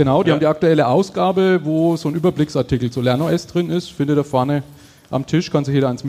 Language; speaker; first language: German; native; German